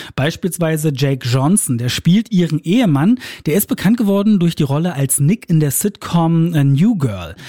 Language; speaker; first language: German; native; German